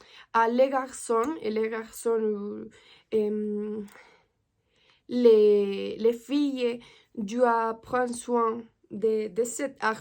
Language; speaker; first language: French; non-native, learner; Spanish